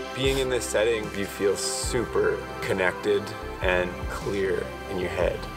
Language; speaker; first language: English; non-native, fluent; Spanish